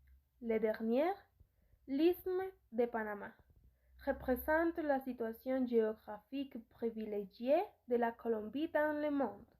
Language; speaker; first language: French; non-native, learner; Spanish